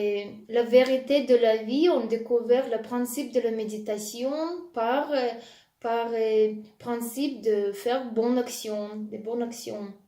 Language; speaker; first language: French; non-native, fluent; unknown